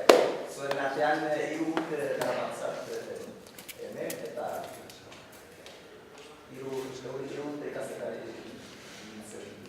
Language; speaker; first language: Basque; non-native, learner; Arabic